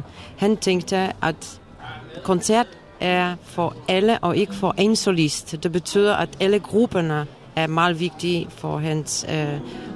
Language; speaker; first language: Danish; non-native, fluent; Polish